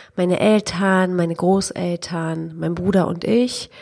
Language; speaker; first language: German; early bilingual, other home language; Polish